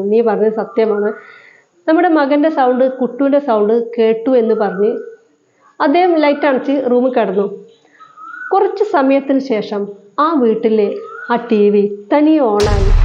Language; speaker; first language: Malayalam; native; Malayalam